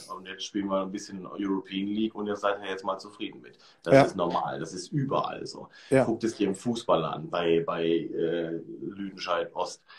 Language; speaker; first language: German; native; German